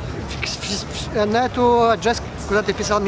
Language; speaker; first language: Russian; early bilingual, heritage; Russian